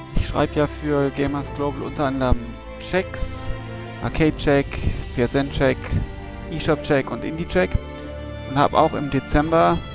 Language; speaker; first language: German; native; German